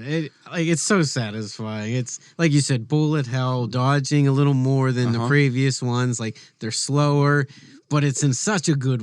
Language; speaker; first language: English; native; English